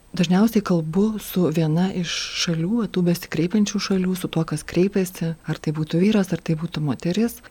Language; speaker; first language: Lithuanian; native; Lithuanian